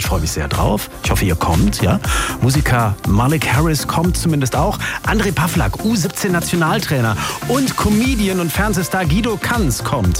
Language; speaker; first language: German; native; German